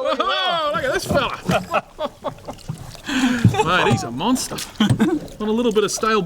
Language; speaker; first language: English; native; English